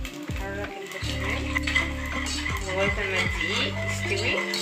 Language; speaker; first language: Arabic; native; Arabic